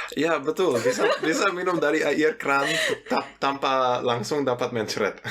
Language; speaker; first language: Indonesian; non-native, fluent; German